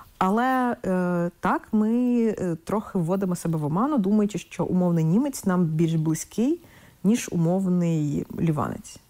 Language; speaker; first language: Ukrainian; non-native, local second language; Russian